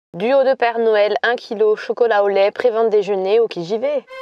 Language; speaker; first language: French; native; French